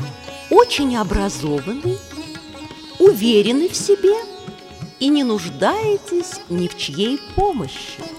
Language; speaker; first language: Russian; native; Russian